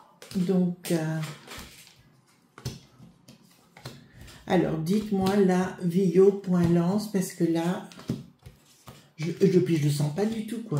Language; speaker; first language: French; native; French